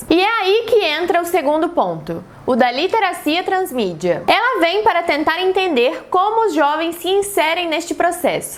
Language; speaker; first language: Portuguese; native; Portuguese